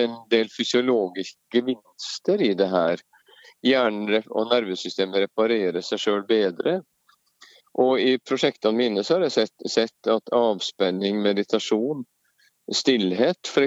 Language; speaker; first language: Norwegian; native; Norwegian